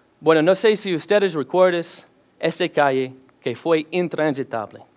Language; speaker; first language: Spanish; non-native, learner; English